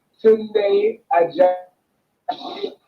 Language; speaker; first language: English; native; English